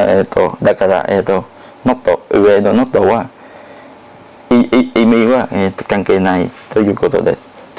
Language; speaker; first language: Japanese; non-native, learner; Thai